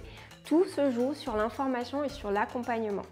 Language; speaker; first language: French; native; French